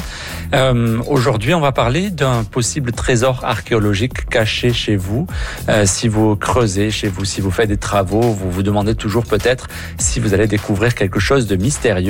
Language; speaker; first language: French; native; French